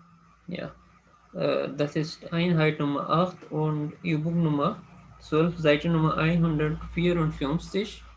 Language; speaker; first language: German; non-native, fluent; Urdu